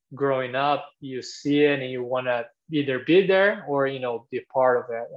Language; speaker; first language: English; non-native, fluent; Portuguese